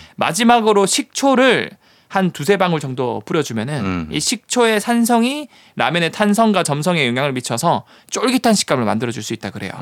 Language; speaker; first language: Korean; native; Korean